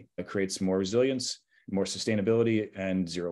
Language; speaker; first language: English; native; English